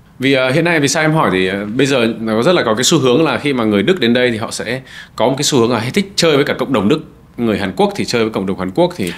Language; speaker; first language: Vietnamese; early bilingual, heritage; Vietnamese